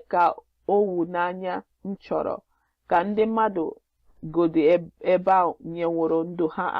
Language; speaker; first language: Igbo; non-native, learner; English